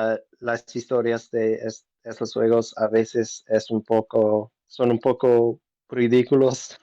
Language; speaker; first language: Spanish; non-native, learner; English